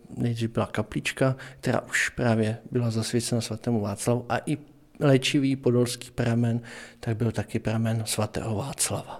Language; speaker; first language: Czech; native; Czech